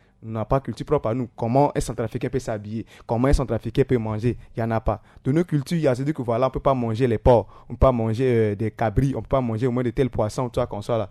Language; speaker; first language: French; non-native, local second language; Sango